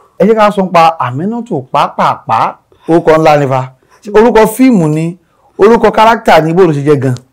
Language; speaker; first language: Yoruba; native; Yoruba